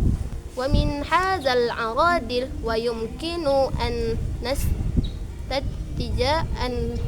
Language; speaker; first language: Arabic; non-native, learner; Indonesian